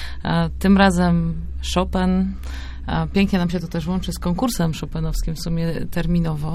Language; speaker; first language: Polish; native; Polish